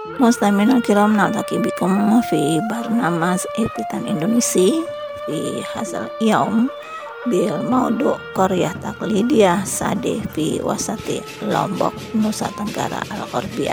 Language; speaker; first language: Arabic; non-native, fluent; Indonesian